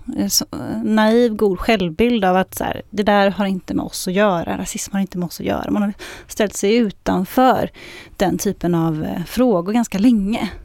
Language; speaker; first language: Swedish; early bilingual, other home language; Arabic